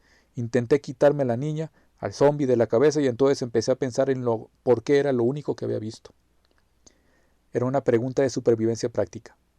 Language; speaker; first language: Spanish; native; Spanish